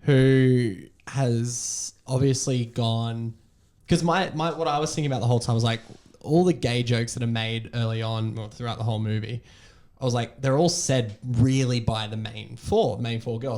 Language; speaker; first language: English; native; English